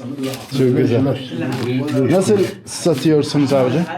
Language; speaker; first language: Turkish; non-native, learner; Arabic